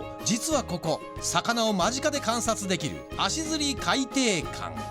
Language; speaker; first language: Japanese; native; Japanese